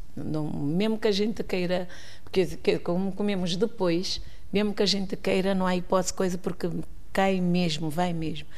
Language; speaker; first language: Portuguese; non-native, local second language; Kabuverdianu